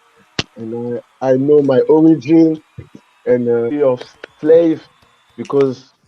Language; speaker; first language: English; non-native, learner; French